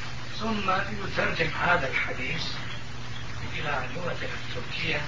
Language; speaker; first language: Arabic; non-native, fluent; Turkish